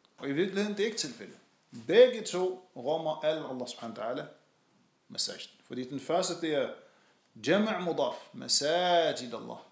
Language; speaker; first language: Danish; non-native, fluent; Arabic